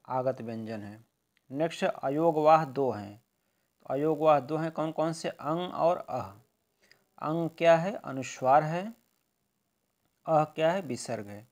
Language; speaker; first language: Hindi; native; Hindi